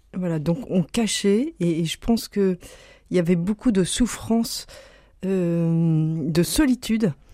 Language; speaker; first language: French; native; French